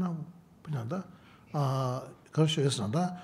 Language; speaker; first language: Russian; non-native, learner; Tibetan